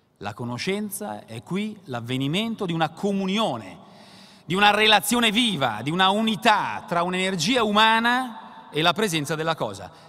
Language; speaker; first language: Italian; native; Italian